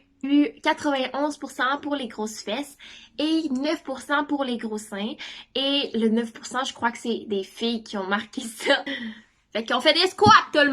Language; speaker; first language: French; native; French